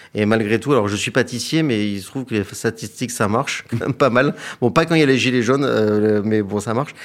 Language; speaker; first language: French; native; French